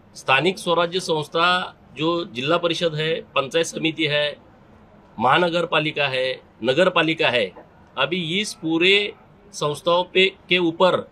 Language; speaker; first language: Hindi; non-native, local second language; Marathi